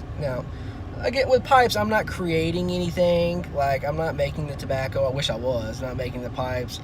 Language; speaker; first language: English; native; English